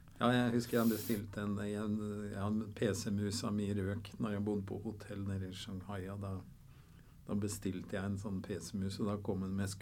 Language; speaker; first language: Norwegian; native; Norwegian